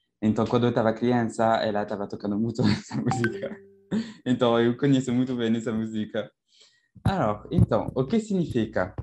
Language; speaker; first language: Portuguese; non-native, learner; French